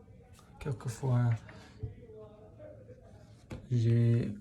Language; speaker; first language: French; non-native, learner; English